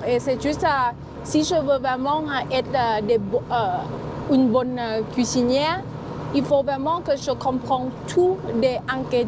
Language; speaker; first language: French; non-native, fluent; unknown